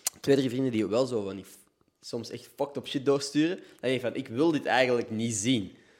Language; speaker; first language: Dutch; native; Dutch